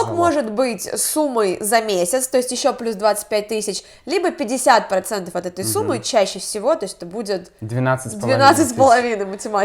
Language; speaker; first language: Russian; native; Russian